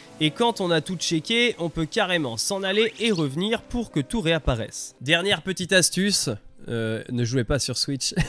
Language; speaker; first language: French; native; French